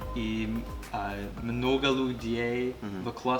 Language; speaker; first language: Russian; non-native, learner; English